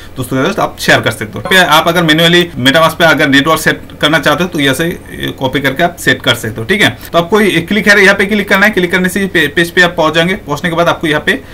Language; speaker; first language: Hindi; native; Hindi